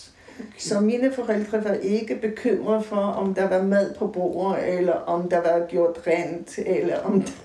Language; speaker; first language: Danish; native; Danish